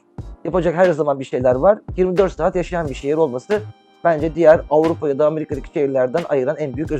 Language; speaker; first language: Turkish; native; Turkish